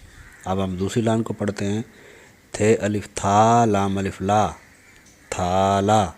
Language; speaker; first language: Urdu; native; Urdu